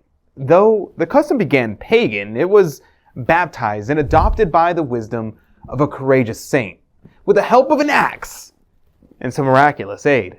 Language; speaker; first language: English; native; English